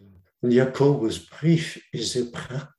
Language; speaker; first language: German; non-native, learner; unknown